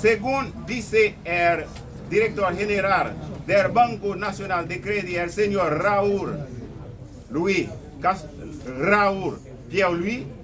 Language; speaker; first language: Spanish; non-native, fluent; Haitian Creole